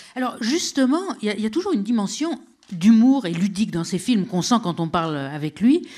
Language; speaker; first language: French; native; French